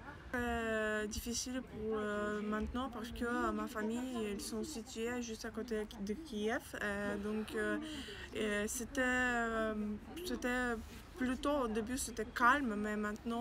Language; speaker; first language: French; non-native, learner; Ukrainian